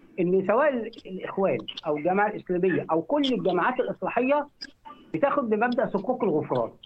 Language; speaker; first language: Arabic; native; Arabic